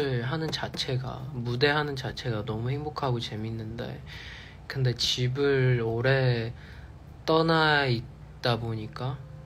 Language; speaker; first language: Korean; non-native, fluent; Chinese